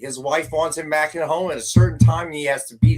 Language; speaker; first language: English; native; English